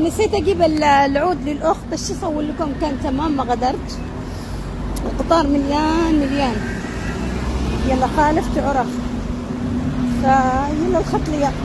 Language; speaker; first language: Arabic; native; Arabic